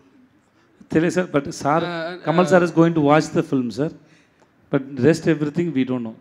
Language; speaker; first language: Telugu; non-native, learner; Tamil